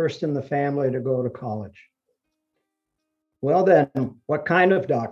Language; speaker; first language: English; early bilingual, other home language; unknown